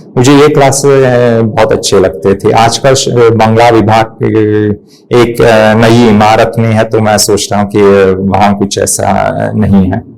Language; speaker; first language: Hindi; non-native, fluent; Hungarian